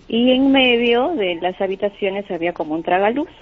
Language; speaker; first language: Spanish; native; Spanish